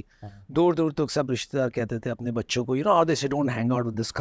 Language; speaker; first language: English; non-native, local second language; Hindi